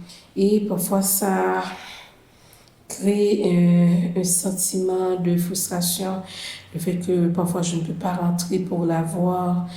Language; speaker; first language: French; non-native, local second language; Haitian Creole